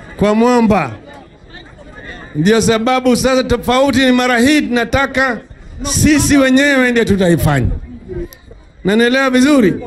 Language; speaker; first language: Swahili; non-native, local second language; Luo (Kenya and Tanzania)